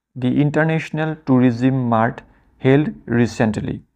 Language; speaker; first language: English; non-native, local second language; Assamese